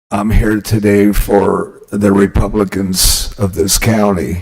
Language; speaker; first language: English; early bilingual, other home language; Spanish